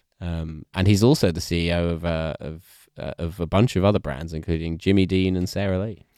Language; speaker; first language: English; native; English